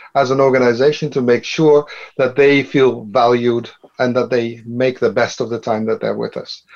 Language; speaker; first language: English; non-native, fluent; Dutch